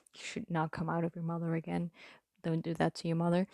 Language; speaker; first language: English; non-native, fluent; Dutch